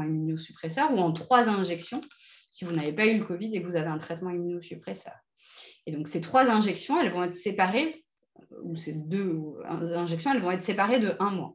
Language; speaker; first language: French; native; French